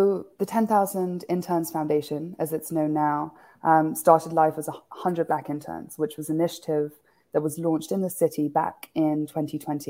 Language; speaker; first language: English; native; English